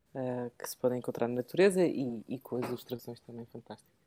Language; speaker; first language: Portuguese; early bilingual, other home language; English